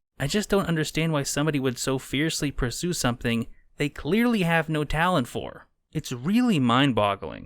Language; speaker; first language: English; native; English